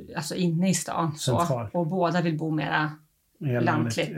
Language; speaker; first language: Swedish; native; Swedish